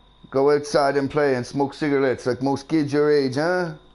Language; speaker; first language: English; native; English